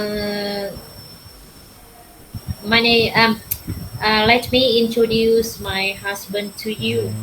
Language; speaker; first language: English; non-native, learner; Vietnamese